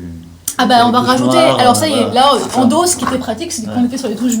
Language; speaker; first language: French; native; French